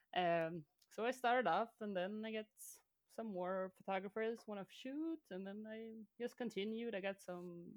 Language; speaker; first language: English; non-native, fluent; Swedish